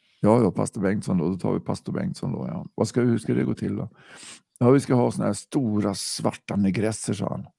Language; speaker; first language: Swedish; native; Swedish